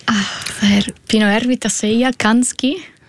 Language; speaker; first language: Icelandic; non-native, fluent; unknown